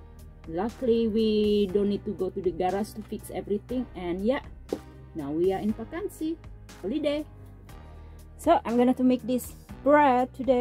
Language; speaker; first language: English; non-native, learner; Indonesian